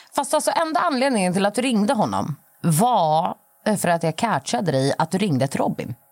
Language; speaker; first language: Swedish; native; Swedish